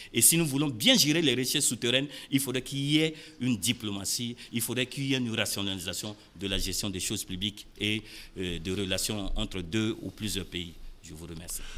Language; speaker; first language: French; non-native, local second language; Sango